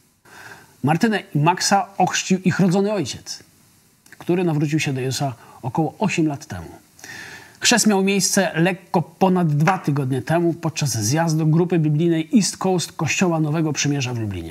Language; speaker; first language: Polish; native; Polish